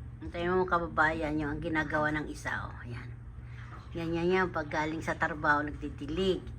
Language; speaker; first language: Filipino; non-native, local second language; Cebuano